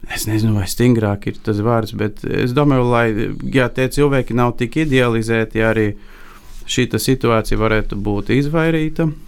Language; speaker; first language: Latvian; non-native, fluent; Bulgarian